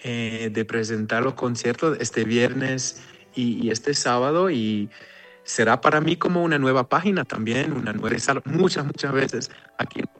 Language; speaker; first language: Spanish; non-native, fluent; Hebrew